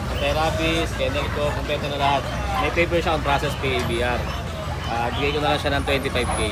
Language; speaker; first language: Filipino; native; Filipino